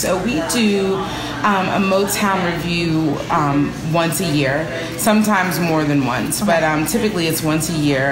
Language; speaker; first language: English; native; English